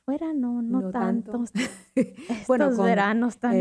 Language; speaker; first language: Spanish; early bilingual, heritage; Spanish